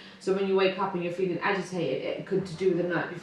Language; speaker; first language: English; native; English